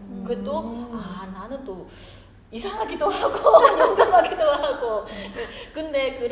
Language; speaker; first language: Korean; non-native, fluent; Vietnamese